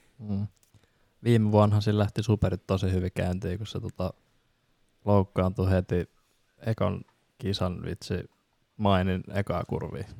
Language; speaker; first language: Finnish; native; Finnish